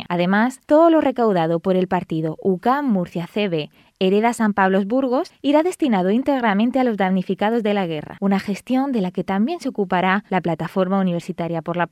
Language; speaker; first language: Spanish; native; Spanish